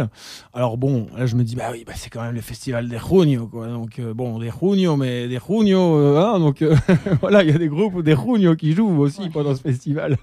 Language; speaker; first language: French; native; French